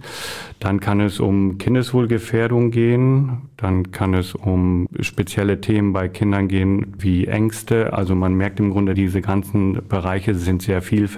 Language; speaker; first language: German; native; German